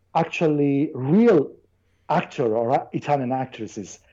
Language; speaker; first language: English; non-native, fluent; Italian